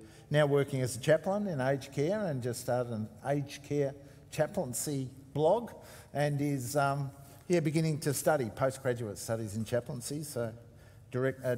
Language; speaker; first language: English; native; English